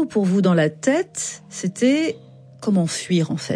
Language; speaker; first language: French; native; French